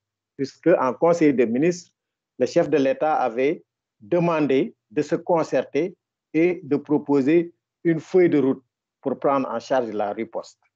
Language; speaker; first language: French; non-native, local second language; Wolof